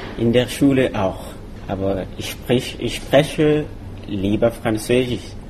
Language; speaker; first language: German; non-native, learner; Mossi